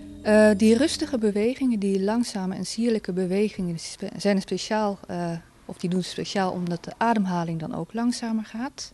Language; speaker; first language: Dutch; native; Dutch